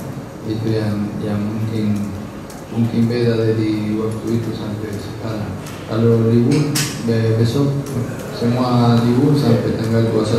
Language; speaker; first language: Indonesian; non-native, learner; Spanish